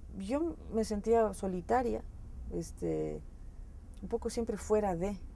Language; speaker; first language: Spanish; native; Spanish